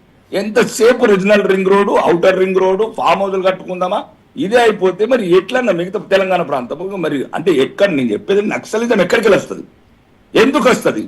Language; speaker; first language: Telugu; native; Telugu